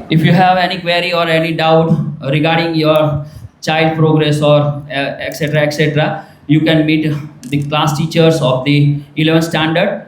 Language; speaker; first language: English; non-native, local second language; Gujarati